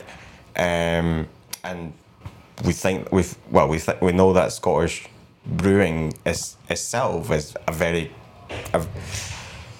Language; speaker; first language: English; non-native, local second language; Cantonese